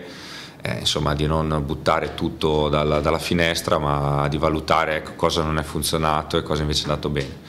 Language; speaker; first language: Italian; native; Italian